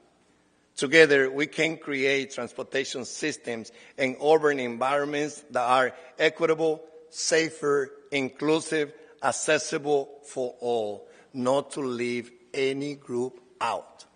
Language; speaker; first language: English; non-native, fluent; Spanish